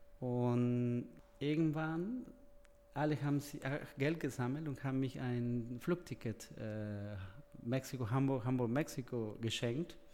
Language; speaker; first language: German; non-native, fluent; Spanish